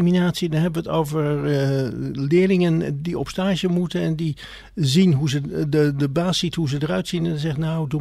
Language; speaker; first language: Dutch; native; Dutch